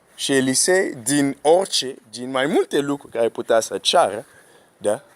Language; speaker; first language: Romanian; non-native, fluent; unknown